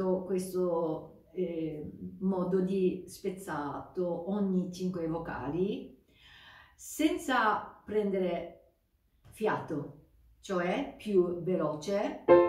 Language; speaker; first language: Italian; non-native, fluent; Japanese